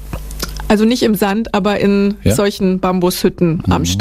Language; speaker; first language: German; native; German